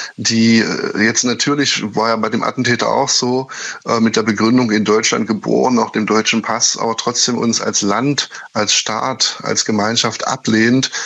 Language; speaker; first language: German; native; German